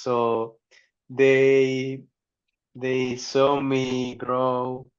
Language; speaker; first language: English; non-native, learner; Spanish